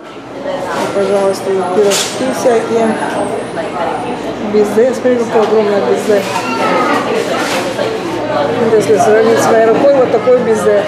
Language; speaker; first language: Russian; native; Russian